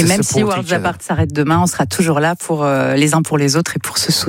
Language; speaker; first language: French; native; French